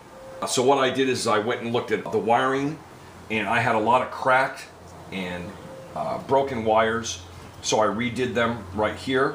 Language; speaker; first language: English; native; English